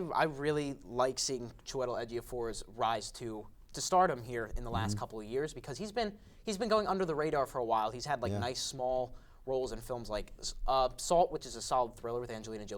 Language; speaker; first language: English; native; English